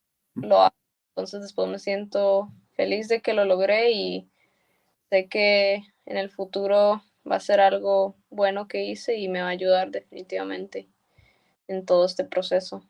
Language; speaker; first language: Spanish; early bilingual, heritage; Spanish